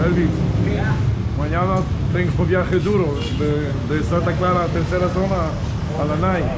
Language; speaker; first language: Spanish; non-native, learner; English